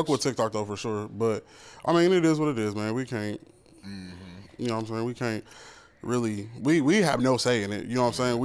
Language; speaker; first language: English; native; English